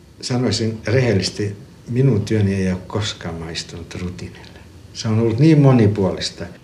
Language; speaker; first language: Finnish; early bilingual, other home language; Russian